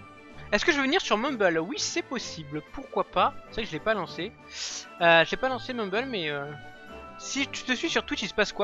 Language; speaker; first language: French; native; French